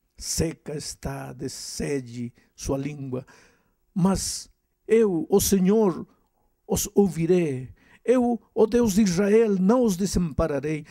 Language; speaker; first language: Portuguese; non-native, fluent; Spanish